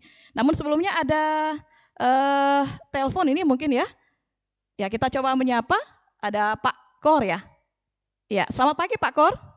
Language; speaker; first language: Indonesian; native; Indonesian